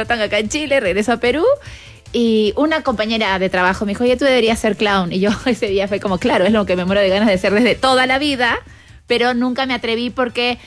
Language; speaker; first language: Spanish; native; Spanish